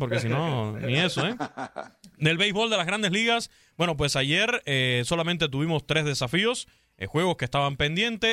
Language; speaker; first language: Spanish; native; Spanish